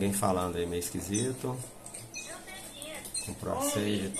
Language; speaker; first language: Portuguese; native; Portuguese